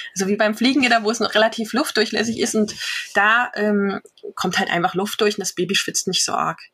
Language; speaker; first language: German; native; German